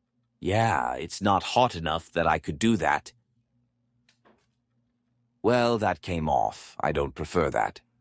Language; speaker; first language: English; native; English